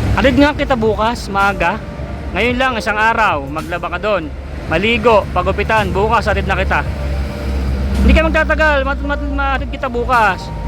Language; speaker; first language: Filipino; native; Filipino